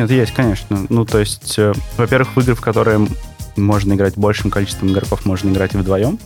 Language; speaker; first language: Russian; native; Russian